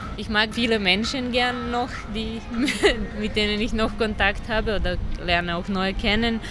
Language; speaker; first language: German; non-native, fluent; Serbian